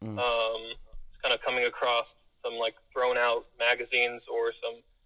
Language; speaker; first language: English; native; English